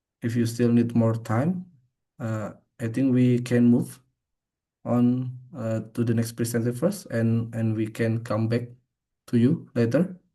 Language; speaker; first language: English; non-native, fluent; Indonesian